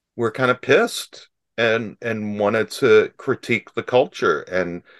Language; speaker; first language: English; native; English